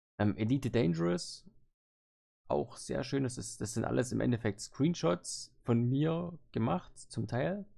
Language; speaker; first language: German; native; German